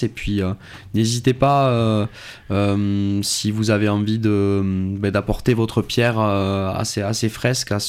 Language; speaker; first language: French; native; French